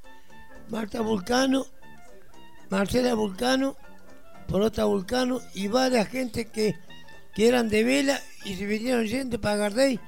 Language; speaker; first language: Spanish; native; Spanish